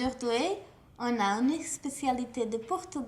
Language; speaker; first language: French; non-native, learner; Portuguese